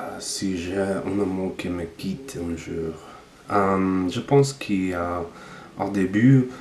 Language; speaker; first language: French; non-native, learner; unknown